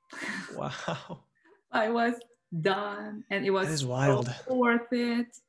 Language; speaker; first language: English; non-native, fluent; Korean